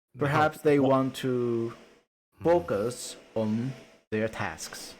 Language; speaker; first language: English; non-native, learner; Japanese